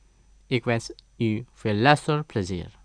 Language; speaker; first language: Dutch; non-native, learner; Indonesian